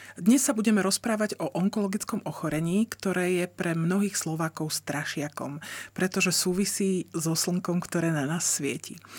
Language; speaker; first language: Slovak; native; Slovak